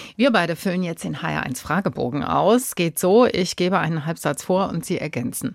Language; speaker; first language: German; native; German